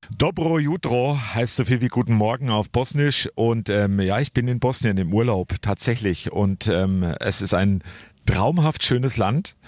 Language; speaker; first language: German; native; German